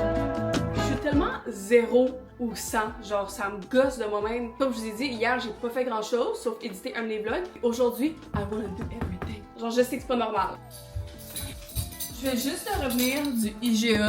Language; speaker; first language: French; native; French